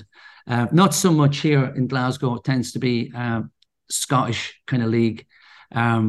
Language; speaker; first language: English; native; English